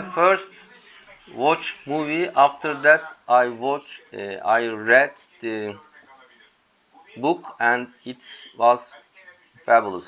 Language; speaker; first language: English; non-native, learner; Turkish